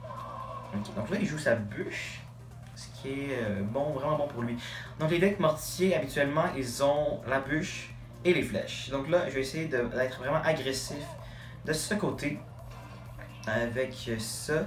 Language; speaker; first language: French; native; French